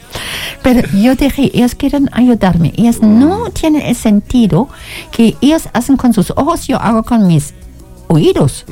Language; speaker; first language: Spanish; non-native, learner; German